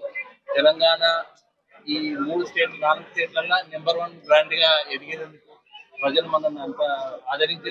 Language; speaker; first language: Telugu; native; Telugu